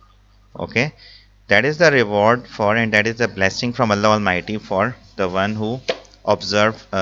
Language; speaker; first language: English; non-native, local second language; Urdu